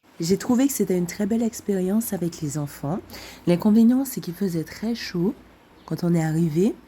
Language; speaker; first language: French; native; French